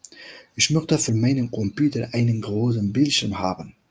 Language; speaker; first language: German; non-native, fluent; Turkish